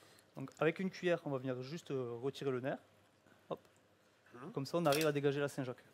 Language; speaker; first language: French; native; French